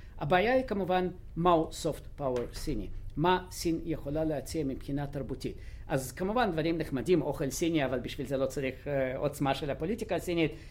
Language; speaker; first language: Hebrew; non-native, fluent; Russian